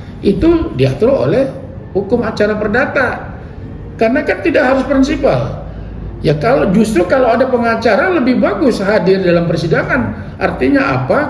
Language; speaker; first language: Indonesian; native; Indonesian